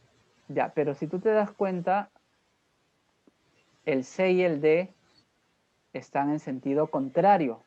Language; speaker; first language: Spanish; native; Spanish